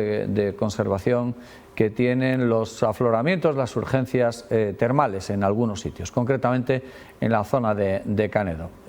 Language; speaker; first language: Spanish; native; Spanish